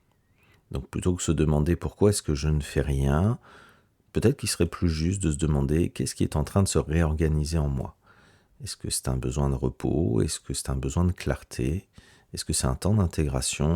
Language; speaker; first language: French; native; French